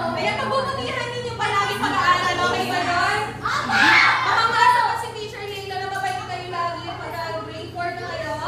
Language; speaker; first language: Filipino; native; Filipino